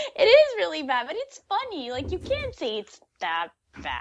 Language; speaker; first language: English; non-native, fluent; Portuguese